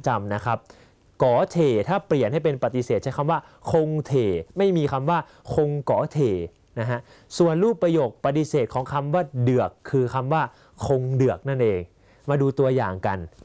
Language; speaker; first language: Thai; native; Thai